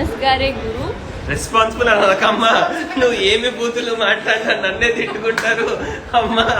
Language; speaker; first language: Telugu; native; Telugu